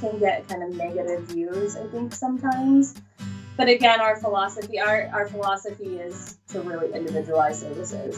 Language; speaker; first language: English; native; English